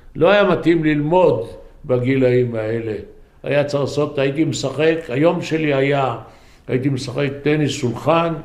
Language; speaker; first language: Hebrew; native; Hebrew